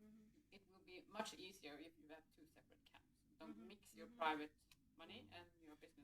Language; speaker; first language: English; non-native, fluent; Norwegian